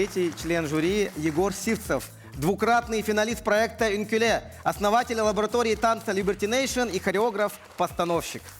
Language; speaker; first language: Russian; native; Russian